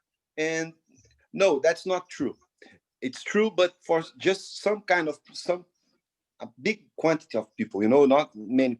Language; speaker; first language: English; non-native, fluent; Portuguese